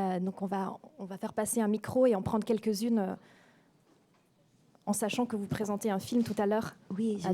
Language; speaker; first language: French; native; French